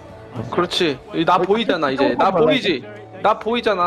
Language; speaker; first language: Korean; native; Korean